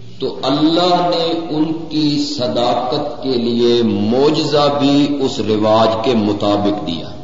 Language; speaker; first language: Urdu; non-native, local second language; Punjabi